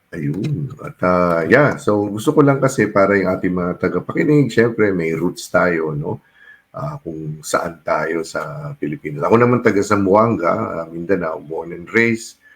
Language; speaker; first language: Filipino; native; Filipino